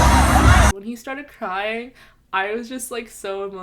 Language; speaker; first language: English; native; English